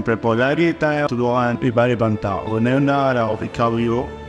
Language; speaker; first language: Filipino; non-native, learner; Arabic